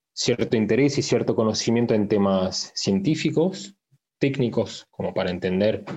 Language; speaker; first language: Spanish; early bilingual, heritage; French